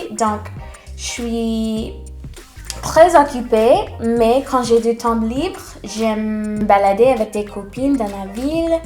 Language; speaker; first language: French; non-native, fluent; English